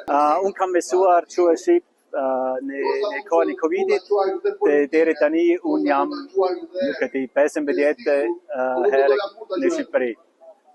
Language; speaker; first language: Albanian; non-native, learner; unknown